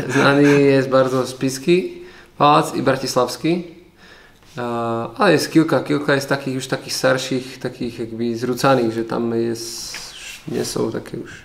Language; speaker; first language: Polish; non-native, learner; Slovak